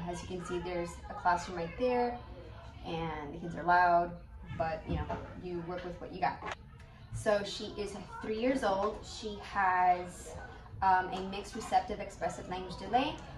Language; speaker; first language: English; early bilingual, other home language; Spanish